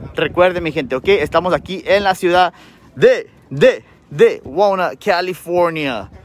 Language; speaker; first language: Spanish; early bilingual, heritage; Spanish